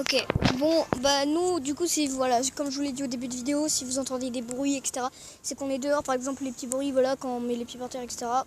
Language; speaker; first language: French; native; French